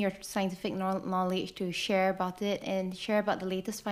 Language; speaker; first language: English; non-native, local second language; Chinese